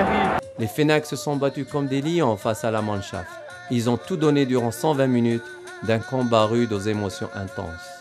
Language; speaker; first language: French; non-native, local second language; Arabic